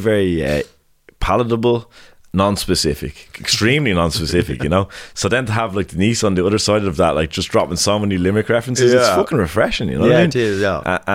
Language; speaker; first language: English; native; English